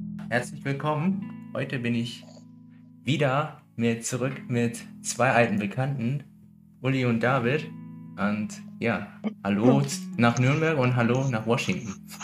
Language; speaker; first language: German; native; German